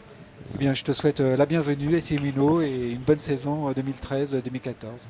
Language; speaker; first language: French; native; French